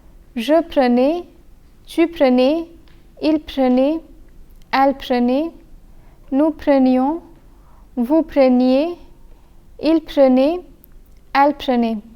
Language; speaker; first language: French; non-native, fluent; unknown